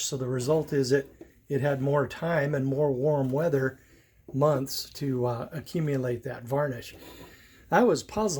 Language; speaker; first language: English; native; English